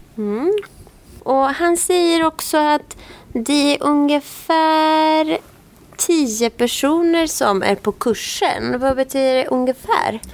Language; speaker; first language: Swedish; non-native, fluent; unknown